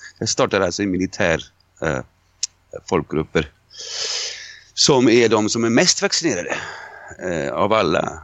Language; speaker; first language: Swedish; non-native, fluent; Italian